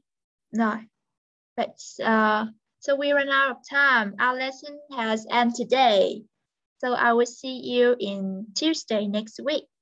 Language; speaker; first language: English; non-native, fluent; Vietnamese